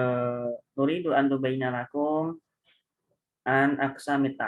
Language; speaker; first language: Arabic; non-native, learner; Indonesian